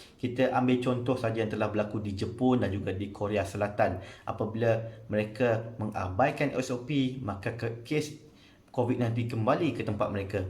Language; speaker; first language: Malay; native; Malay